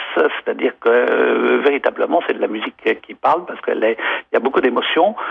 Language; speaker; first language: French; native; French